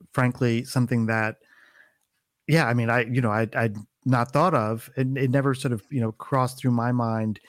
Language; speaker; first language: English; native; English